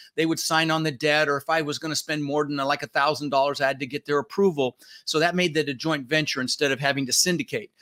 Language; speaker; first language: English; early bilingual, other home language; Dutch